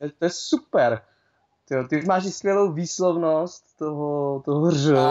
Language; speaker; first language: Czech; native; Czech